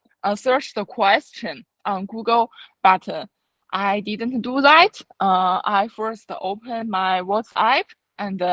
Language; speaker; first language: English; non-native, fluent; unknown